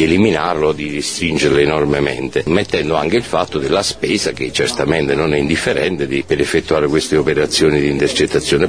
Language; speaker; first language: Italian; native; Italian